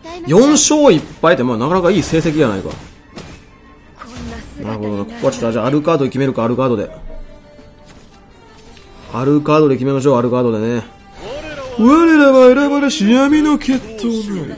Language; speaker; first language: Japanese; native; Japanese